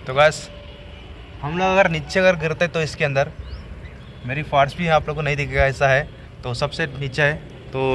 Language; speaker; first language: Hindi; non-native, local second language; Kannada